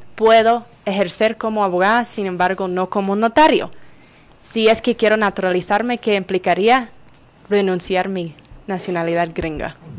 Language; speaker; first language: Spanish; non-native, fluent; English